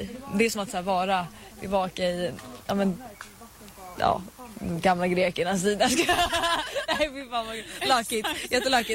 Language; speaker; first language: Swedish; native; Swedish